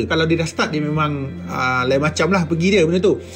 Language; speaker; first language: Malay; native; Malay